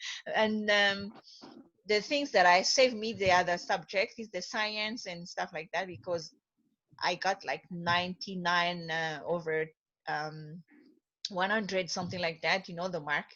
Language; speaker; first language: English; non-native, fluent; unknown